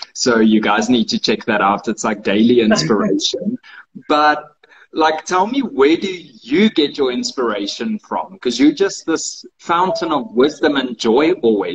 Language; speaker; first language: English; non-native, local second language; Afrikaans